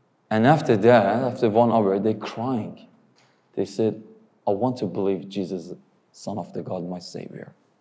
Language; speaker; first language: English; non-native, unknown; Persian